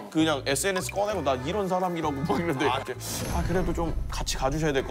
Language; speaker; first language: Korean; native; Korean